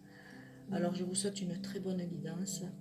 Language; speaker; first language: French; native; French